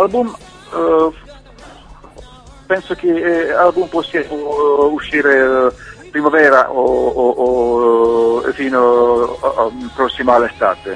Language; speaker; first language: Italian; non-native, learner; Finnish